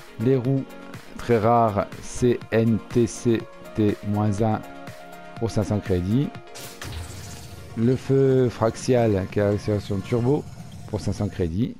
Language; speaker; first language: French; native; French